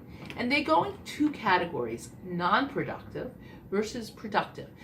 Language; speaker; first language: English; native; English